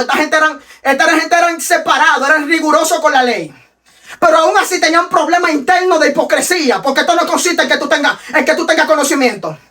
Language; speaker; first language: Spanish; native; Spanish